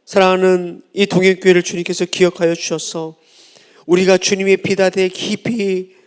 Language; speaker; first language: Korean; native; Korean